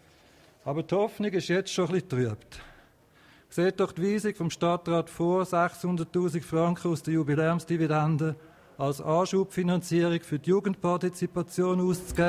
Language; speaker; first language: German; native; German